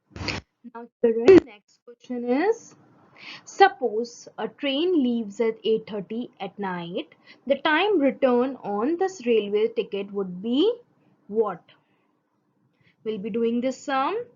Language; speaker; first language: English; non-native, local second language; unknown